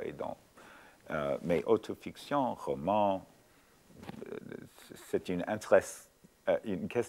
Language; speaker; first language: French; non-native, fluent; English